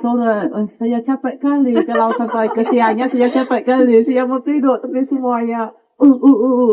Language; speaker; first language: Indonesian; non-native, learner; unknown